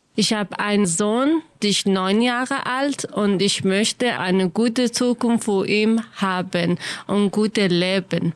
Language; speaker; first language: German; non-native, learner; Kurdish